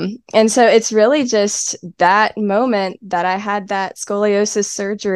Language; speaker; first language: English; native; English